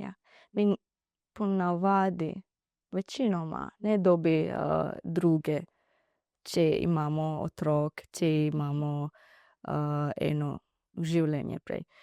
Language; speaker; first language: Slovenian; non-native, learner; Divehi